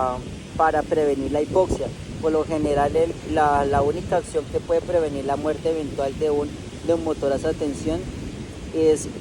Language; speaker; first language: Spanish; native; Spanish